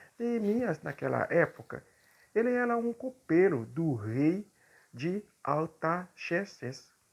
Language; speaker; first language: Portuguese; non-native, fluent; Haitian Creole